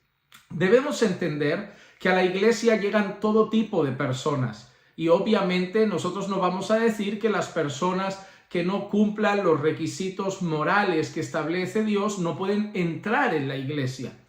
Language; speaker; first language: Spanish; native; Spanish